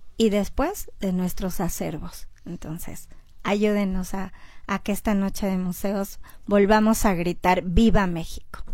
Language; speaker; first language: Spanish; native; Spanish